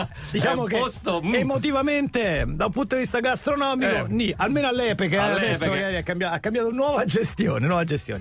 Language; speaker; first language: Italian; native; Italian